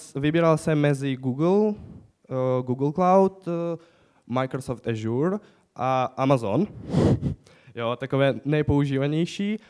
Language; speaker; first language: Czech; non-native, fluent; Ukrainian